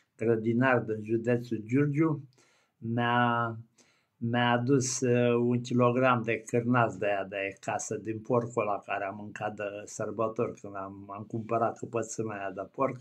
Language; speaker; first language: Romanian; native; Romanian